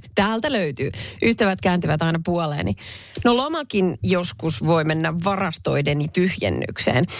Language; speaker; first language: Finnish; native; Finnish